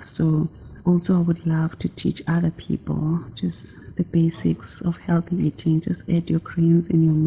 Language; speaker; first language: English; non-native, local second language; Xhosa